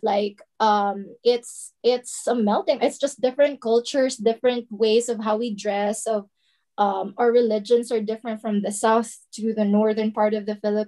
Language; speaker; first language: English; non-native, local second language; Filipino